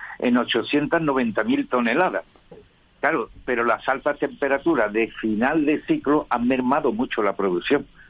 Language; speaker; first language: Spanish; native; Spanish